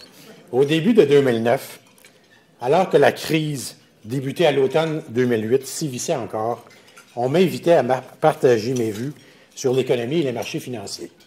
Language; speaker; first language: French; native; French